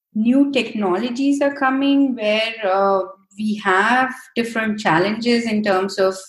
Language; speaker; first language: English; non-native, local second language; Hindi